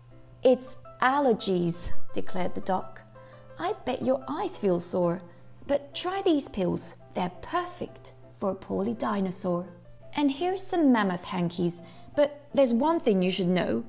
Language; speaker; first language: English; native; English